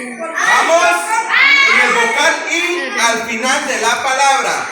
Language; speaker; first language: Spanish; non-native, local second language; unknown